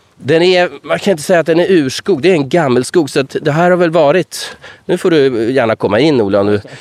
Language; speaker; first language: Swedish; native; Swedish